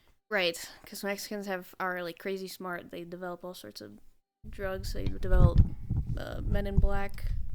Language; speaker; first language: English; native; English